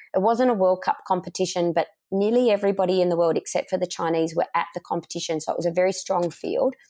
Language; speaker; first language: English; native; English